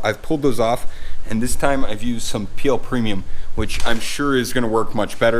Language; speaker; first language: English; native; English